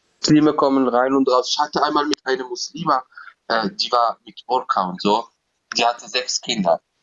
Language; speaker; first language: German; non-native, fluent; Berber languages